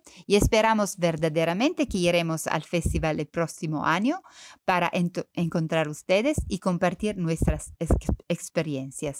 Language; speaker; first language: Spanish; non-native, learner; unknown